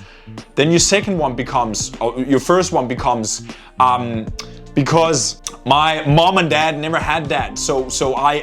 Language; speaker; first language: English; non-native, fluent; Danish